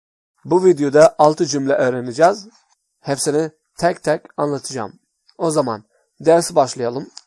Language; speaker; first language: Turkish; non-native, fluent; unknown